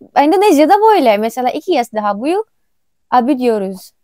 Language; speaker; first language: Turkish; non-native, learner; Indonesian